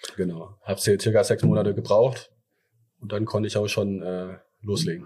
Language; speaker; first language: German; early bilingual, other home language; Thai